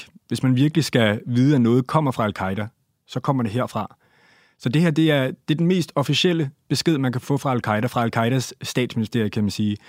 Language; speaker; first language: Danish; native; Danish